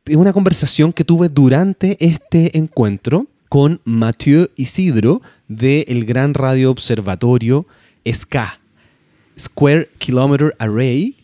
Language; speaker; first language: Spanish; native; Spanish